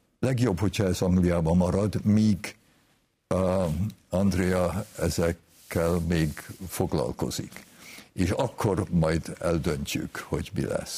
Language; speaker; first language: Hungarian; early bilingual, heritage; Hungarian